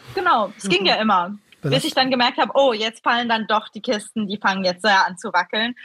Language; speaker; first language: German; native; German